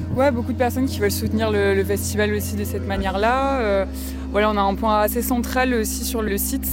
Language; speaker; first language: French; native; French